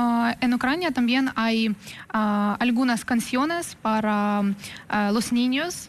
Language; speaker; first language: Spanish; non-native, fluent; Ukrainian